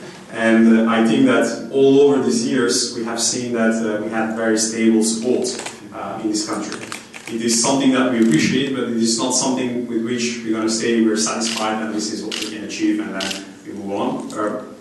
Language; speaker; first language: English; non-native, fluent; Macedonian